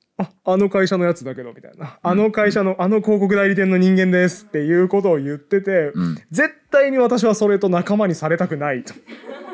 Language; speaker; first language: Japanese; native; Japanese